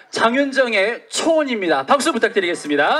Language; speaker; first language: Korean; native; Korean